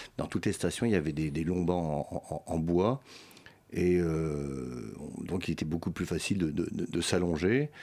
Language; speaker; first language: French; early bilingual, other home language; Swedish